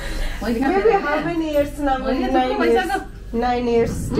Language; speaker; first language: English; non-native, learner; Nepali